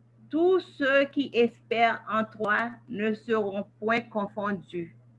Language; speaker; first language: French; native; French